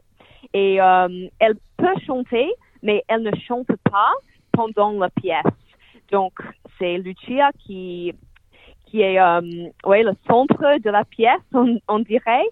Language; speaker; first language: French; non-native, fluent; English